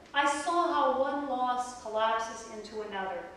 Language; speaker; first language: English; native; English